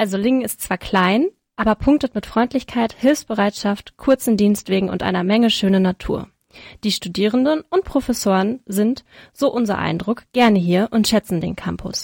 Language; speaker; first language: German; native; German